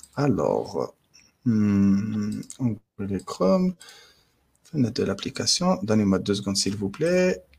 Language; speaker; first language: French; non-native, local second language; Arabic